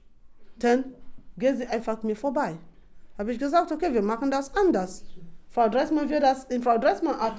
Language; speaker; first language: German; non-native, fluent; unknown